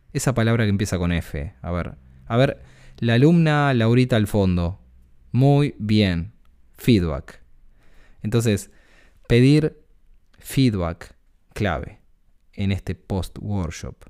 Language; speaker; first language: Spanish; native; Spanish